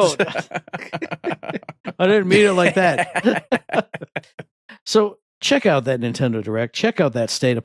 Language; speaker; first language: English; native; English